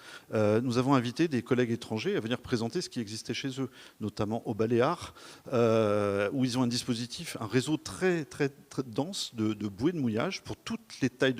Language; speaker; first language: French; native; French